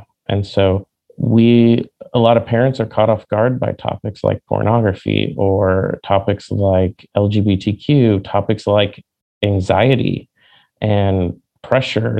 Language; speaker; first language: English; native; English